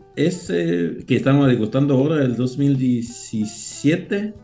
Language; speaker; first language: Spanish; non-native, learner; Danish